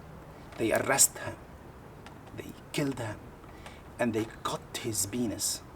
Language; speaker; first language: English; non-native, learner; Arabic